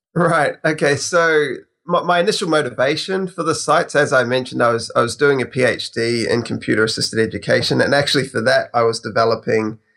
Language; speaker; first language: English; native; English